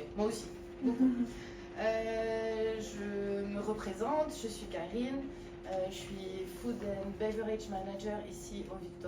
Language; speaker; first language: French; native; French